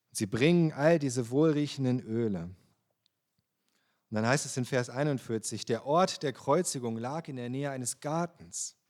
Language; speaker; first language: German; native; German